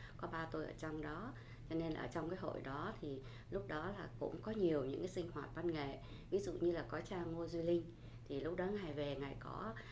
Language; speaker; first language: Vietnamese; native; Vietnamese